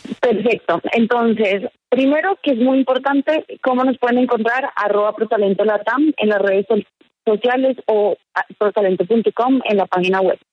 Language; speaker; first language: Spanish; native; Spanish